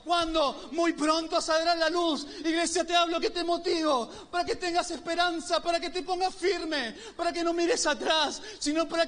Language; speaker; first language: Spanish; native; Spanish